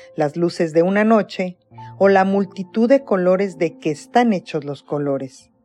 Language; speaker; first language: Spanish; native; Spanish